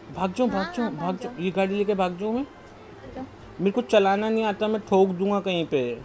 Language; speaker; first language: Hindi; native; Hindi